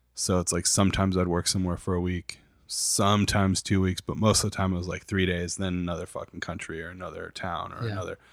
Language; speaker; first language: English; native; English